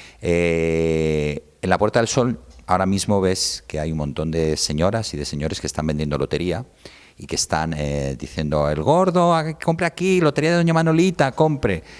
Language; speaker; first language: Spanish; native; Spanish